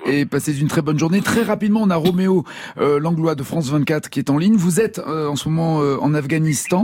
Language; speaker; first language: French; native; French